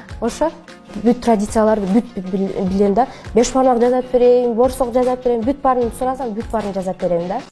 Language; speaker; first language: Kyrgyz; non-native, local second language; Russian